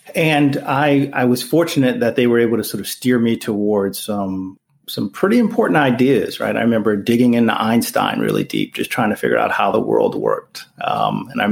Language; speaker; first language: English; native; English